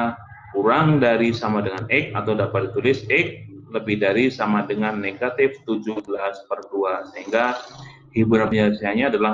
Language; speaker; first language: Indonesian; native; Indonesian